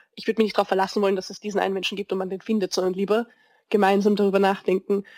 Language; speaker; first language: German; native; German